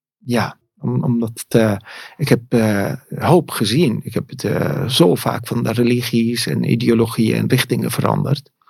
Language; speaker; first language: Dutch; non-native, fluent; Persian